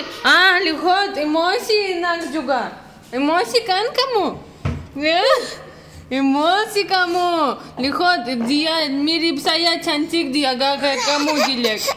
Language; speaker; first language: Indonesian; non-native, learner; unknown